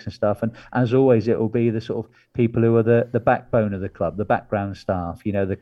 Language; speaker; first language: English; native; English